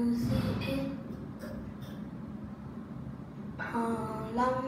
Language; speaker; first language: English; non-native, learner; Vietnamese